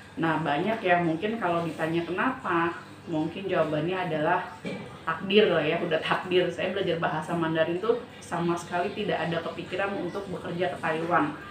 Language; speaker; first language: Indonesian; native; Indonesian